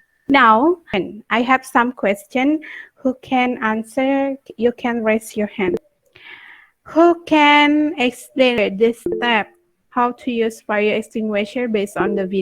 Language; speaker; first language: English; non-native, fluent; Indonesian